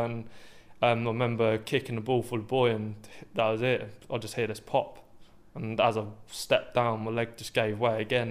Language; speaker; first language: English; native; English